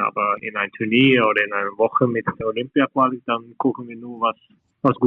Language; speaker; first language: German; non-native, fluent; Norwegian